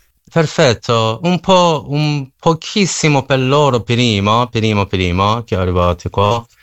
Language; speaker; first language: Italian; non-native, learner; Persian